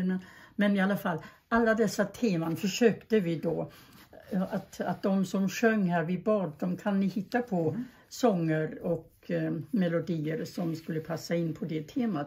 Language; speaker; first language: Swedish; early bilingual, other home language; German